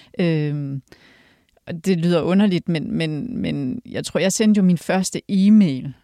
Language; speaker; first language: Danish; early bilingual, other home language; Polish